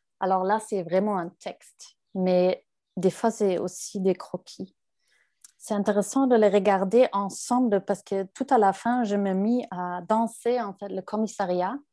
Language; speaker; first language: French; non-native, fluent; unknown